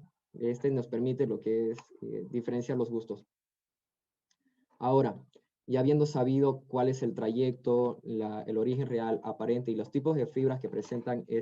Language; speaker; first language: Spanish; native; Spanish